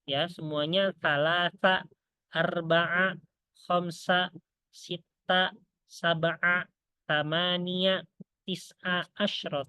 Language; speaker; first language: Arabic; non-native, fluent; Indonesian